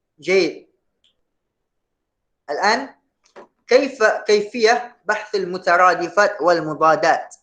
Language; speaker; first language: Arabic; non-native, fluent; Malay